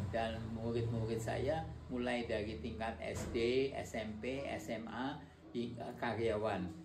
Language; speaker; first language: Indonesian; non-native, local second language; Dutch